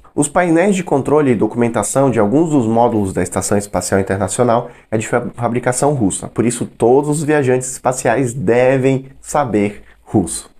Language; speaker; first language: Portuguese; non-native, fluent; Russian